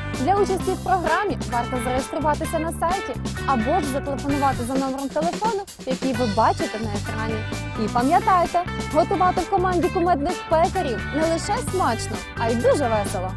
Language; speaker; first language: Ukrainian; native; Ukrainian